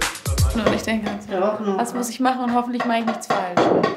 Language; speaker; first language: German; native; German